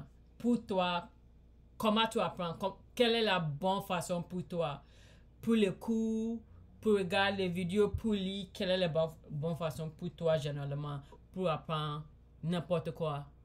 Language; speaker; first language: French; non-native, learner; English